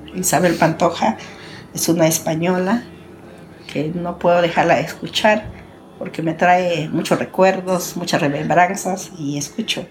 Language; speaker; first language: Spanish; native; Spanish